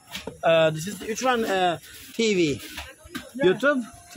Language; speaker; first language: English; non-native, learner; Turkish